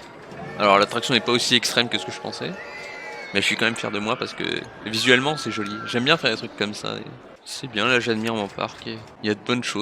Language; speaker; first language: French; native; French